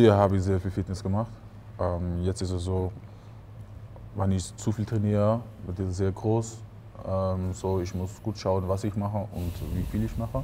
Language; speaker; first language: German; non-native, fluent; Dutch